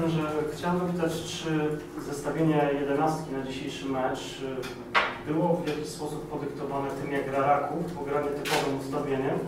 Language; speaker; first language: Polish; native; Polish